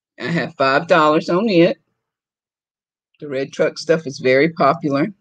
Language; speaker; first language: English; native; English